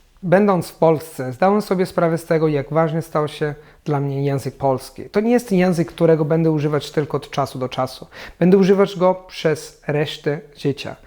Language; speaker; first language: Polish; non-native, fluent; Italian